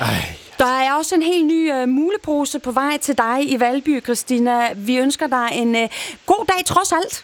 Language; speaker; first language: Danish; native; Danish